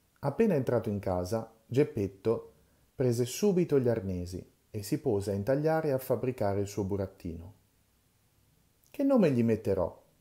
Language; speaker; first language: Italian; native; Italian